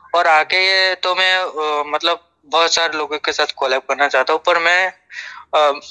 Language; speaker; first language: Hindi; non-native, local second language; Gujarati